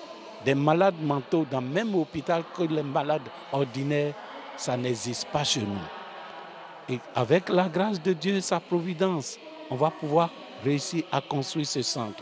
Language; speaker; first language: French; non-native, local second language; Fon